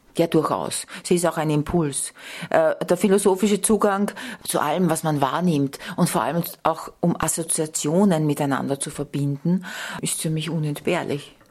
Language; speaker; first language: German; native; German